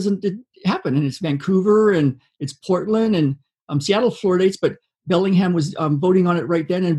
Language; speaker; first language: English; native; English